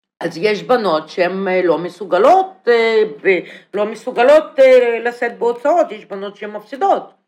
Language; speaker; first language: Hebrew; non-native, fluent; Russian